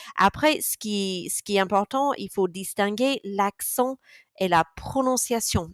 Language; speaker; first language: French; non-native, fluent; English